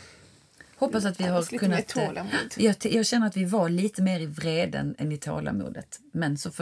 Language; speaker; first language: Swedish; native; Swedish